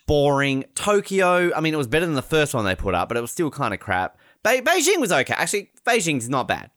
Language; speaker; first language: English; native; English